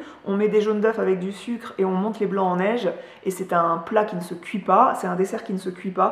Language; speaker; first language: French; native; French